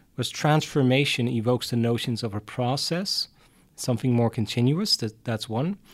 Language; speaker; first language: English; non-native, fluent; Dutch